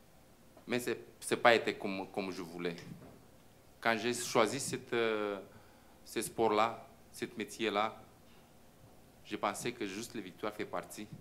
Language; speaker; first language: French; non-native, fluent; Romanian